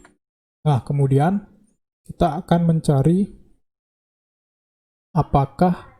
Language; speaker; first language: Indonesian; native; Indonesian